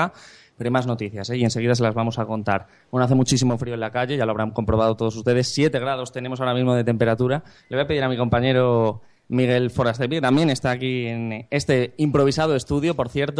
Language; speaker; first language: Spanish; native; Spanish